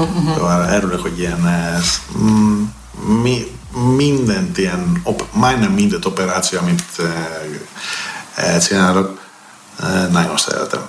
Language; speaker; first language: Hungarian; non-native, learner; Greek